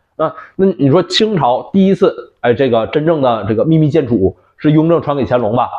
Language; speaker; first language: Chinese; native; Chinese